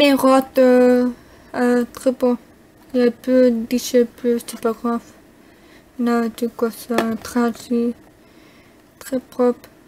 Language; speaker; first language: French; non-native, learner; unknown